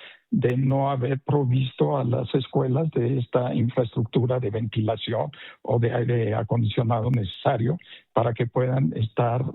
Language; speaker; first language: Spanish; native; Spanish